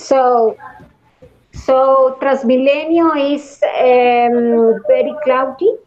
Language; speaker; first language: English; non-native, learner; Spanish